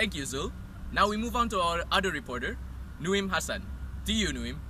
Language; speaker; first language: English; non-native, local second language; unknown